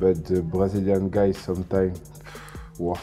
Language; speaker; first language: English; non-native, learner; French